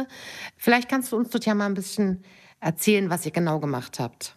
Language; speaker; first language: German; native; German